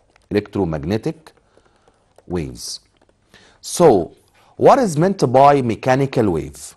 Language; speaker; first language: English; non-native, fluent; Arabic